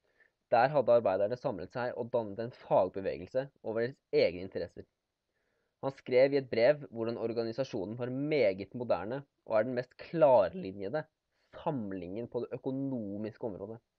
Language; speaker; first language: Norwegian; native; Norwegian